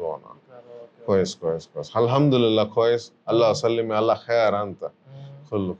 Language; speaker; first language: Arabic; non-native, learner; Kannada